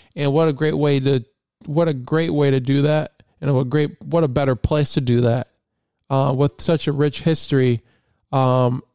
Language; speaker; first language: English; native; English